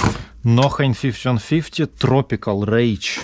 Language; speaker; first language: Dutch; non-native, fluent; Russian